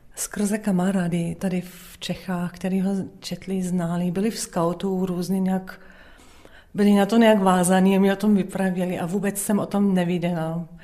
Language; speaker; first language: Czech; non-native, fluent; German